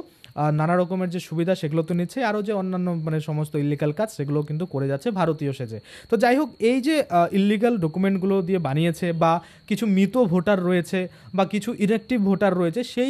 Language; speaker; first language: Bangla; native; Bangla